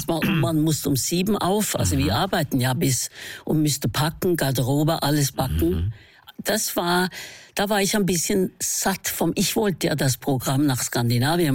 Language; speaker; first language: German; non-native, fluent; Norwegian